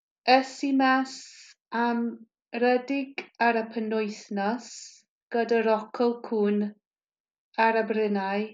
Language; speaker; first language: Welsh; non-native, learner; English